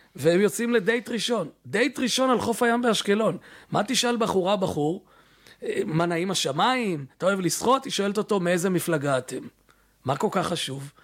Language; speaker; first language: Hebrew; native; Hebrew